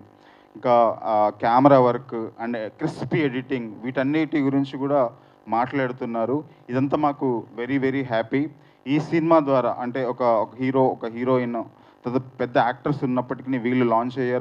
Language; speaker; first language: Telugu; native; Telugu